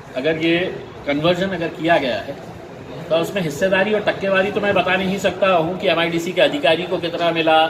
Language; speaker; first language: Hindi; non-native, local second language; Marathi